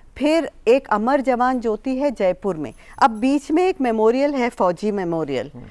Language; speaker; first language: Hindi; non-native, local second language; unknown